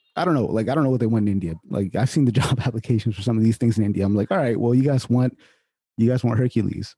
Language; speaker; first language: English; early bilingual, other home language; Hindi